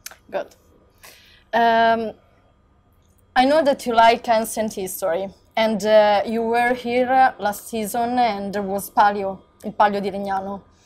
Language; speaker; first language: English; non-native, learner; Italian